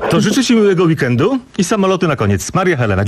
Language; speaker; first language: Polish; native; Polish